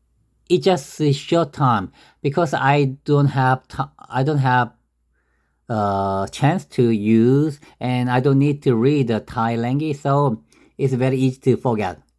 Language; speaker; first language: English; non-native, learner; Korean